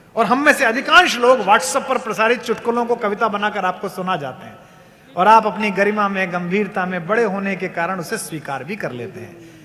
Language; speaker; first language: Hindi; native; Hindi